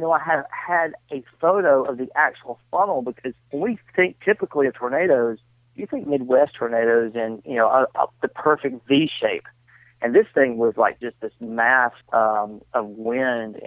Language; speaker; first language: English; native; English